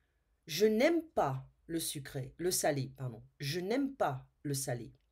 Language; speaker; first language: French; non-native, fluent; English